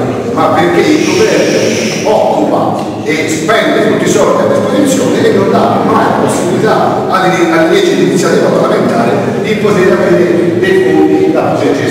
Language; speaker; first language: Italian; native; Italian